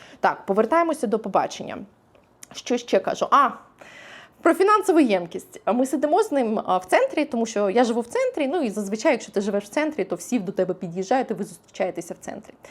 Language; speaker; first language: Ukrainian; native; Ukrainian